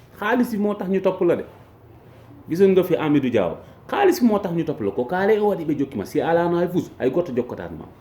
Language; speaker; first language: Wolof; non-native, local second language; Fula